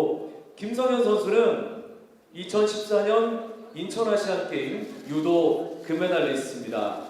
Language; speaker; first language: Korean; native; Korean